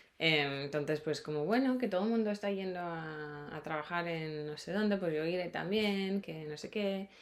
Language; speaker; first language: Spanish; non-native, fluent; English